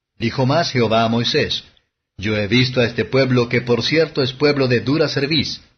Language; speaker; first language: Spanish; non-native, fluent; Portuguese